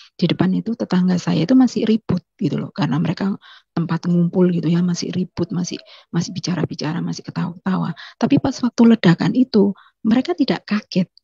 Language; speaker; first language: Indonesian; native; Indonesian